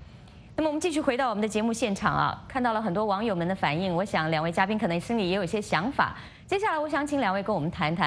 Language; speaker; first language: Chinese; native; Chinese